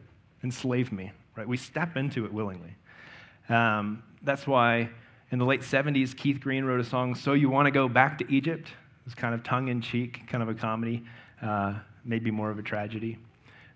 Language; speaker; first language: English; native; English